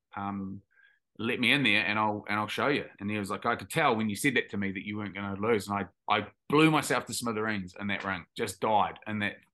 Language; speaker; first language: English; native; English